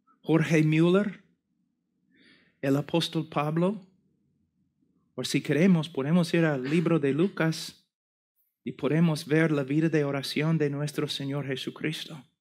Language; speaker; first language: Spanish; non-native, fluent; English